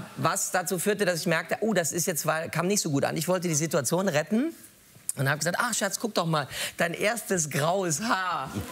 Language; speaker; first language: German; native; German